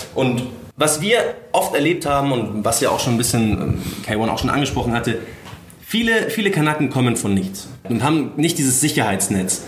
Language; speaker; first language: German; native; German